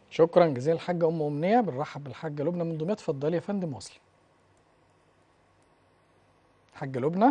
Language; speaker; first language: Arabic; native; Arabic